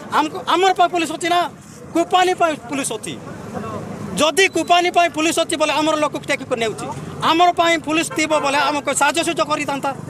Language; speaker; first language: Odia; non-native, local second language; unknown